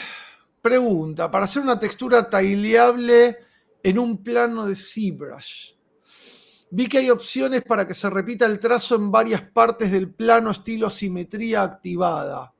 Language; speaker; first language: Spanish; native; Spanish